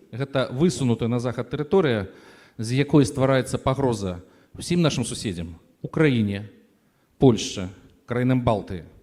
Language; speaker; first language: Belarusian; native; Belarusian